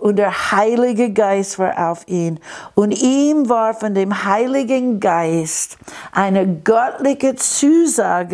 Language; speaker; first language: German; non-native, fluent; English